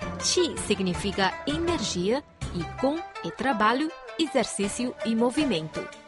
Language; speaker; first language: Portuguese; non-native, fluent; Chinese